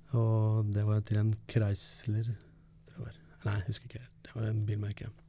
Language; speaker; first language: Norwegian; early bilingual, other home language; Kurdish